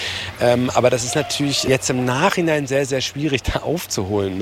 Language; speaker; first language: German; native; German